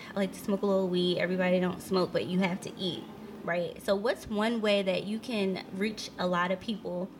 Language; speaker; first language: English; native; English